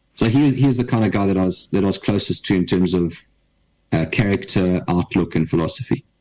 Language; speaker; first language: English; native; English